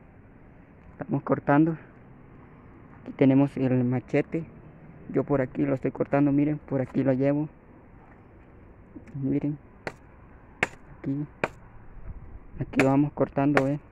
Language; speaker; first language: Spanish; native; Spanish